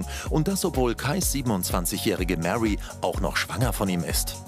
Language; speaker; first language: German; native; German